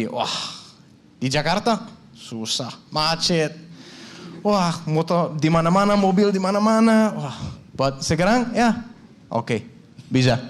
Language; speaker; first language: Indonesian; non-native, learner; Danish